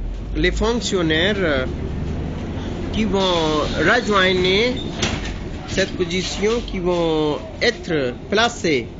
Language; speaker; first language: French; non-native, learner; Hindi